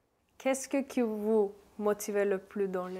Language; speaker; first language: French; non-native, learner; Turkish